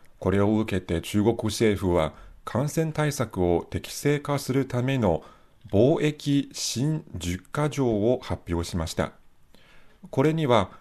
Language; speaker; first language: Japanese; non-native, fluent; Chinese